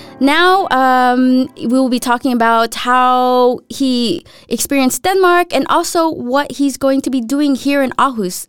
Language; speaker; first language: English; native; English